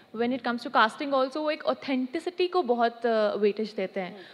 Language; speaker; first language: Hindi; native; Hindi